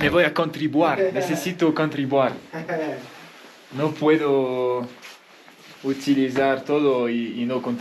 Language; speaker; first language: Spanish; non-native, learner; French